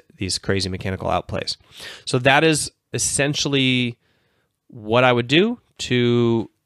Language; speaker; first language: English; native; English